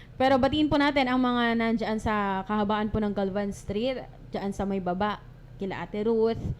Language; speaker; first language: Filipino; non-native, local second language; Iloko